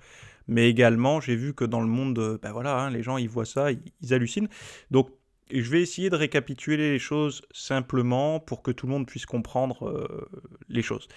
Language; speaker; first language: French; native; French